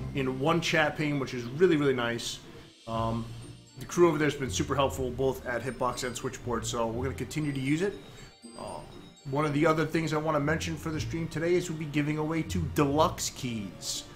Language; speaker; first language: English; native; English